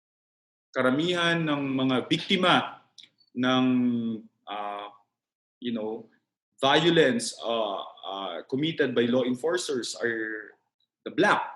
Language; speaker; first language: Filipino; native; Filipino